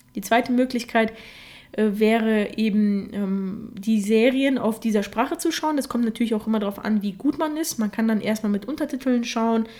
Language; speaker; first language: German; early bilingual, other home language; Russian